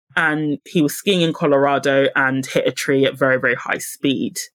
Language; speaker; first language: English; native; English